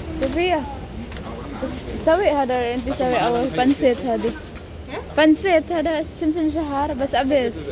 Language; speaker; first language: Arabic; non-native, learner; Indonesian